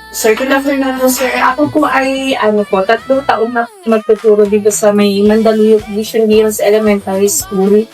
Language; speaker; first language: Filipino; native; Filipino